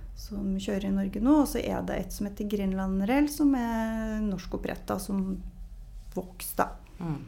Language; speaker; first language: Norwegian; native; Norwegian